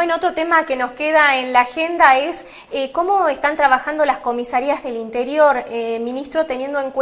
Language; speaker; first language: Spanish; native; Spanish